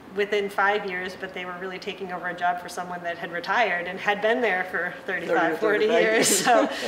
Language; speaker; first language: English; native; English